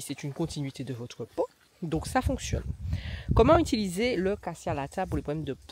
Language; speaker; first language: French; native; French